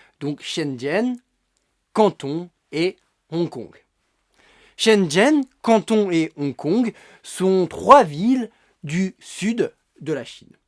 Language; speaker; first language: French; native; French